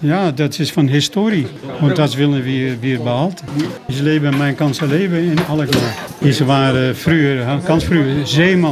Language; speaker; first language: German; non-native, learner; Dutch